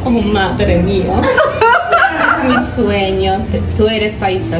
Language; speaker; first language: Spanish; non-native, learner; Polish